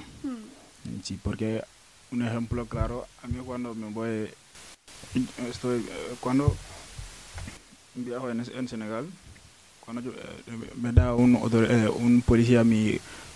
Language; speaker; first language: Spanish; non-native, learner; Wolof